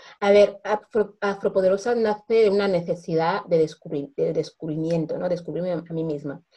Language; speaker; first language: Spanish; non-native, local second language; Fang